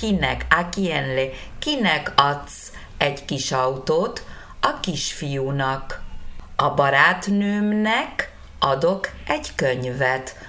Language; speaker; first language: Hungarian; non-native, fluent; Spanish